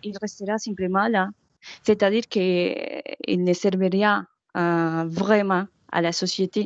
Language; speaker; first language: French; non-native, fluent; Portuguese